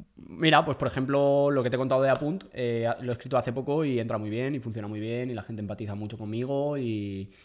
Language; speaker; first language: Spanish; native; Spanish